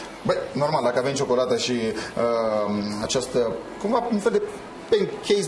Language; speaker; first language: Romanian; native; Romanian